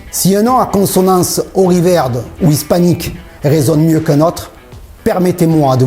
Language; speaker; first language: French; native; French